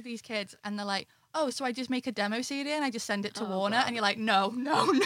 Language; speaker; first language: English; native; English